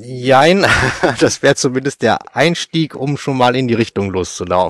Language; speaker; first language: German; native; German